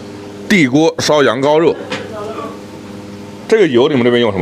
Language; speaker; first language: Chinese; native; Chinese